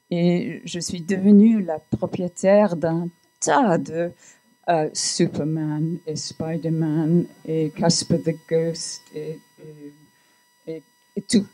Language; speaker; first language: French; non-native, fluent; English